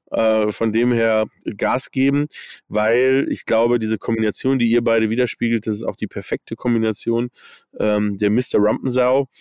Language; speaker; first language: German; early bilingual, other home language; English